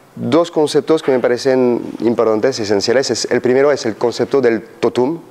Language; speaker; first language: Spanish; non-native, fluent; French